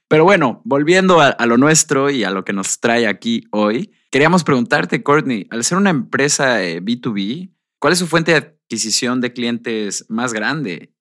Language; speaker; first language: Spanish; native; Spanish